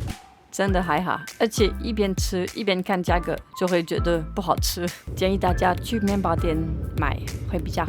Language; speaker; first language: Chinese; non-native, fluent; French